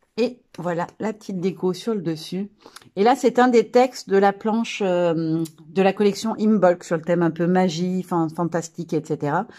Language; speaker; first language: French; native; French